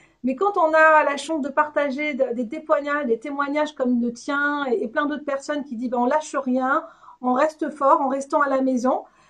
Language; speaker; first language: French; native; French